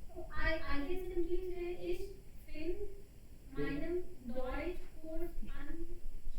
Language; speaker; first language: German; non-native, learner; Hindi